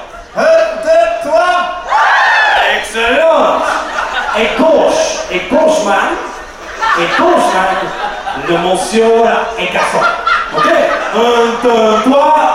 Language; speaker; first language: French; non-native, learner; English